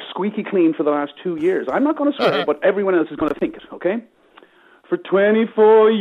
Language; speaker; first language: English; native; English